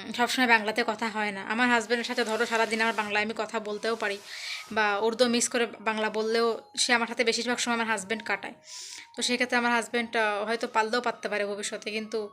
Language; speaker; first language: Bangla; native; Bangla